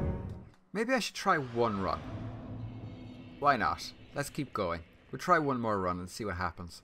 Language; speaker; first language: English; native; English